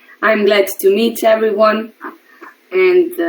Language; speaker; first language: English; non-native, learner; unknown